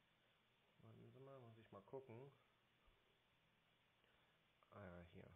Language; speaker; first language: German; native; German